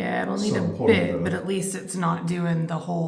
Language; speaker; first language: English; native; English